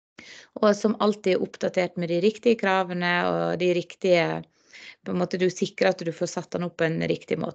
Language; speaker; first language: Norwegian; native; Norwegian